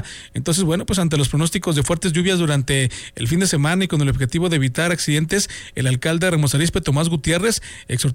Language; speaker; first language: Spanish; native; Spanish